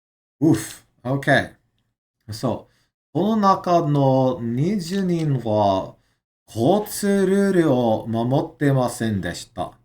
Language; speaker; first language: Japanese; non-native, learner; English